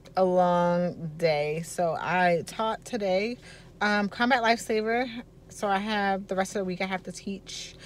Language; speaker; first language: English; native; English